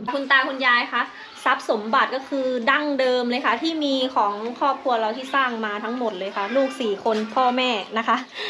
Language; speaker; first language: Thai; non-native, local second language; Khmer